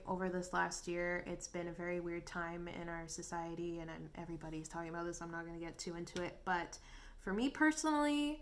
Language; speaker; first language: English; native; English